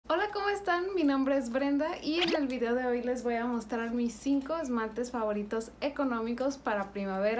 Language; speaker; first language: Spanish; native; Spanish